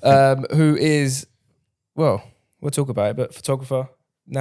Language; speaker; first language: English; native; English